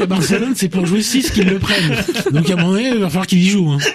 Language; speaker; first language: French; native; French